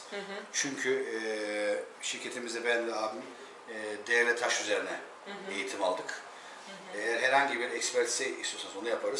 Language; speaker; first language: Turkish; native; Turkish